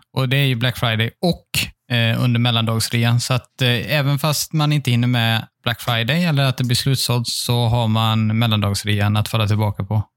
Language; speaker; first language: Swedish; native; Swedish